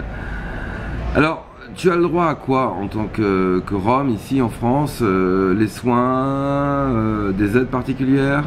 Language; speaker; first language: French; native; French